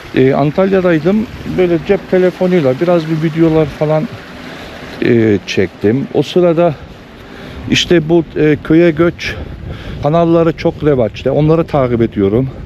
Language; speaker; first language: Turkish; early bilingual, heritage; Turkish